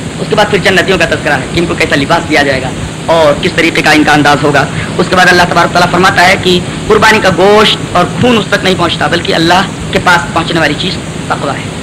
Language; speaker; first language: Urdu; native; Urdu